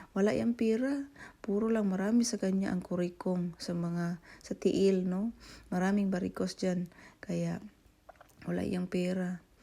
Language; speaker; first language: Filipino; native; Filipino